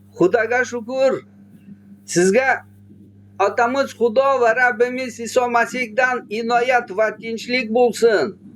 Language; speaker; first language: Uzbek; non-native, learner; Tatar